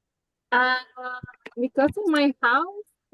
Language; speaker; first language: English; non-native, learner; Spanish